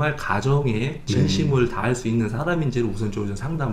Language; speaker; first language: Korean; native; Korean